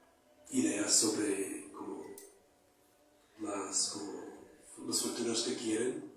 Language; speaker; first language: Spanish; non-native, fluent; English